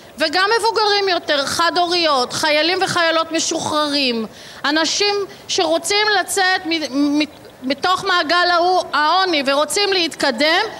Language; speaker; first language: Hebrew; native; Hebrew